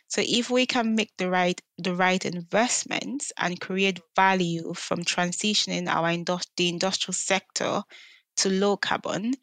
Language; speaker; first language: English; non-native, local second language; Yoruba